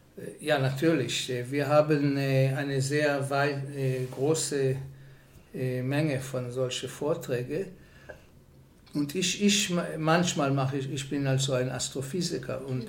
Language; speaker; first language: German; non-native, fluent; Hebrew